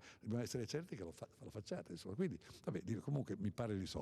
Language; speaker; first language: Italian; native; Italian